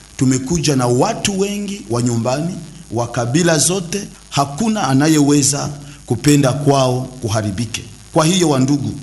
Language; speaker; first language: Swahili; native; Swahili